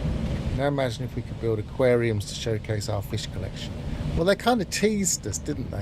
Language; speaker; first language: English; native; English